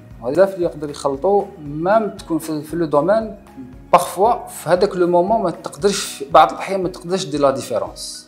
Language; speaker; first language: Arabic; native; Arabic